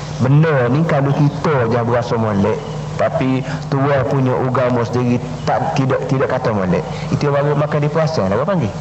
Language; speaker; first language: Malay; native; Malay